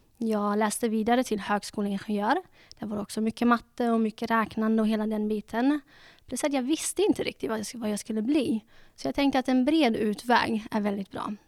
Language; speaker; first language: Swedish; early bilingual, other home language; Dutch